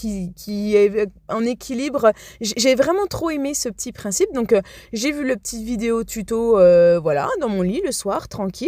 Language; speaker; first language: French; native; French